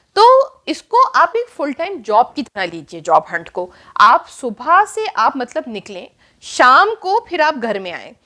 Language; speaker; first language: Urdu; native; Urdu